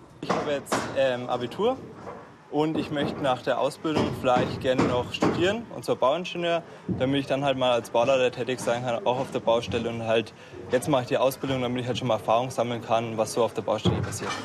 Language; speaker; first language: German; native; German